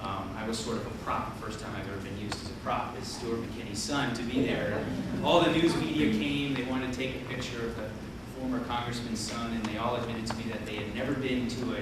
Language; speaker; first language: English; native; English